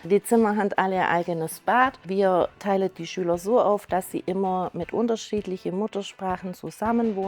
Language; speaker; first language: German; native; German